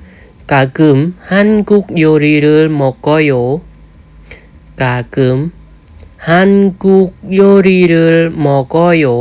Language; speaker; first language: Korean; non-native, fluent; Khmer